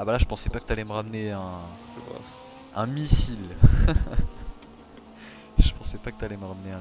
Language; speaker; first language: French; native; French